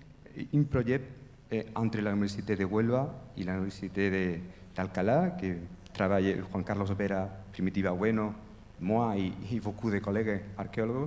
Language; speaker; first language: French; non-native, fluent; Spanish